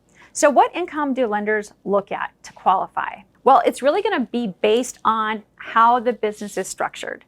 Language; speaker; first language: English; native; English